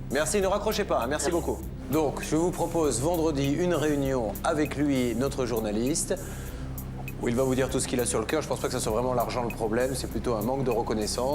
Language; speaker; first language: French; native; French